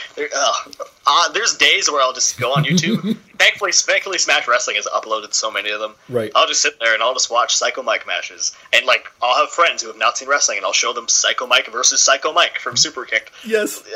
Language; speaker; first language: English; native; English